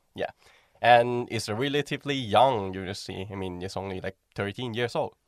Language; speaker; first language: English; non-native, fluent; Thai